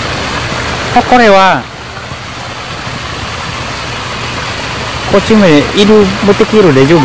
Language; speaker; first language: Japanese; non-native, learner; Indonesian